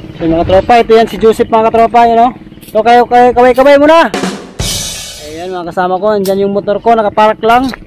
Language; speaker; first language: Filipino; non-native, local second language; Cebuano